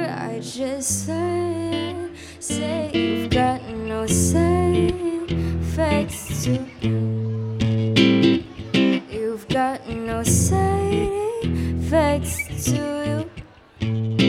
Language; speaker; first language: English; non-native, local second language; Cantonese